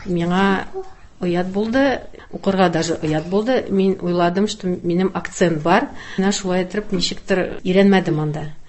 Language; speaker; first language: Tatar; non-native, fluent; Russian